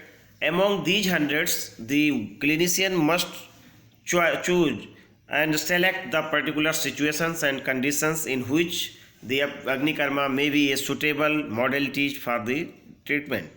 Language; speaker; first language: English; non-native, local second language; Hindi